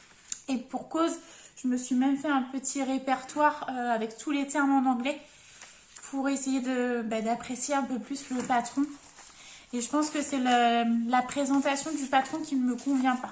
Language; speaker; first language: French; native; French